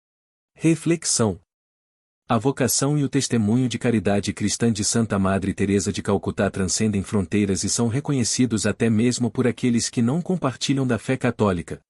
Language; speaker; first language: Portuguese; native; Portuguese